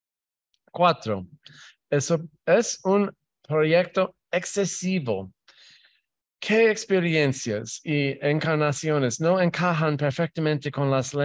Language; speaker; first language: Spanish; non-native, fluent; English